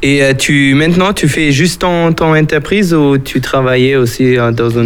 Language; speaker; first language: French; non-native, learner; German